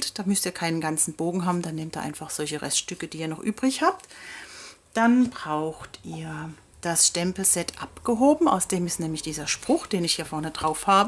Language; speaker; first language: German; native; German